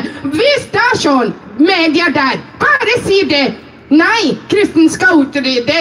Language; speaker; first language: Norwegian; non-native, fluent; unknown